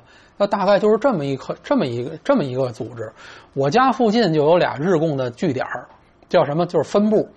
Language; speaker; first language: Chinese; native; Chinese